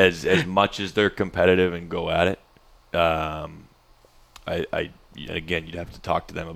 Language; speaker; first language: English; native; English